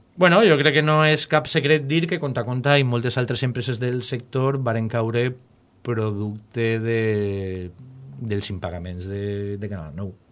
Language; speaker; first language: Catalan; native; Catalan